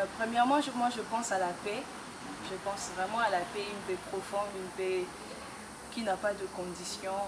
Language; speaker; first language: French; non-native, local second language; Lingala